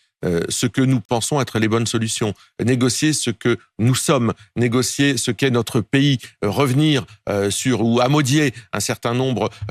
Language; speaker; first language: French; native; French